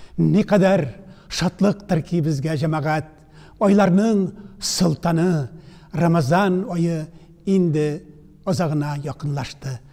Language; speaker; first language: Tatar; native; Tatar